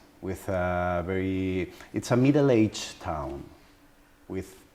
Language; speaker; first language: English; non-native, learner; Spanish